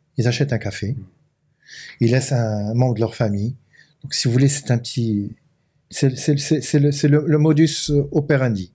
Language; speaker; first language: French; non-native, local second language; Arabic